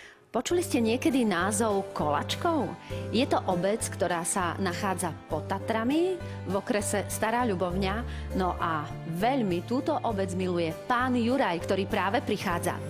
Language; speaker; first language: Slovak; native; Slovak